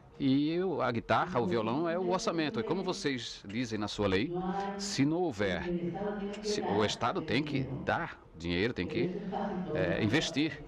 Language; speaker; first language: Portuguese; non-native, fluent; Spanish